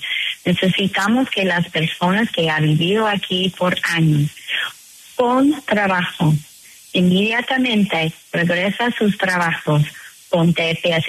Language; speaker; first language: Spanish; non-native, fluent; English